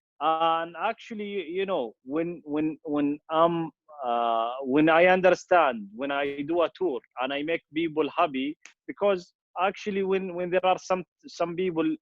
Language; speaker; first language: English; non-native, fluent; Arabic